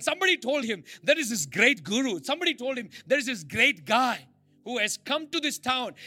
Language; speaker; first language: English; non-native, local second language; Malayalam